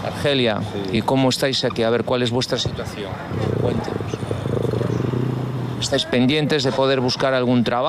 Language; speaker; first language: Spanish; native; Spanish